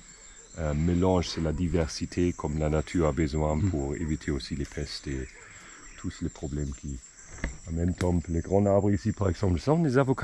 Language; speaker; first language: French; non-native, fluent; German